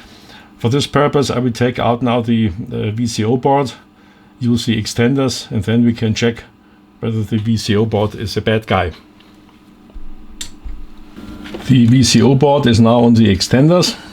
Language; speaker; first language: English; non-native, fluent; German